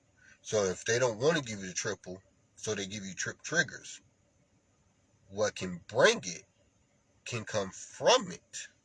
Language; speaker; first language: English; native; English